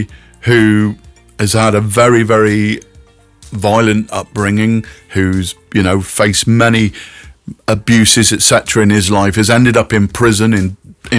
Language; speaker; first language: English; native; English